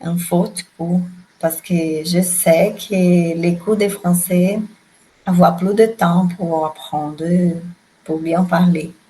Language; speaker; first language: French; non-native, learner; Portuguese